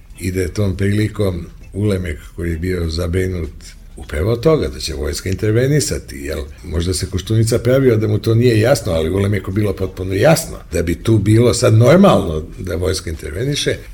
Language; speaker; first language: Serbian; native; Serbian